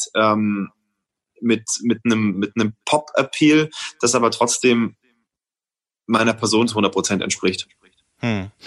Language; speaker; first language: German; native; German